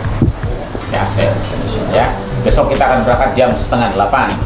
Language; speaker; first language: Indonesian; native; Indonesian